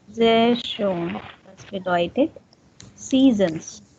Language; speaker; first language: German; non-native, learner; Hindi